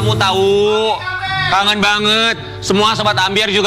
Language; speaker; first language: Indonesian; native; Indonesian